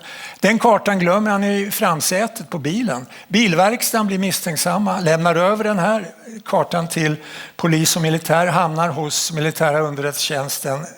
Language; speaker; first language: Swedish; native; Swedish